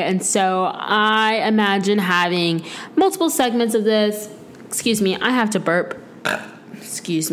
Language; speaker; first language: English; native; English